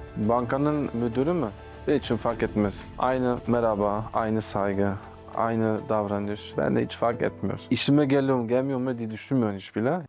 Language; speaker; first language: Turkish; non-native, fluent; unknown